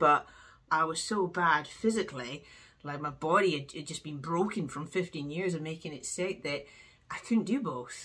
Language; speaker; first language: English; native; English